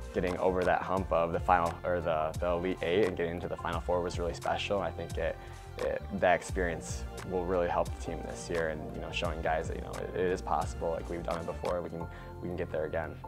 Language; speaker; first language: English; native; English